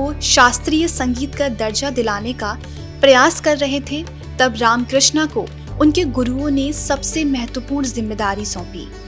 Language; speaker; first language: Hindi; native; Hindi